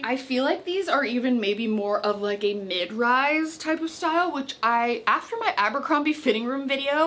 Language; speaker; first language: English; native; English